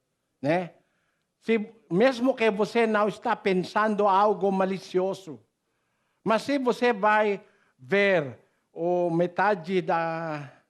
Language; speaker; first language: Portuguese; non-native, learner; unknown